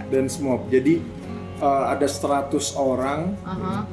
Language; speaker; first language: Indonesian; native; Indonesian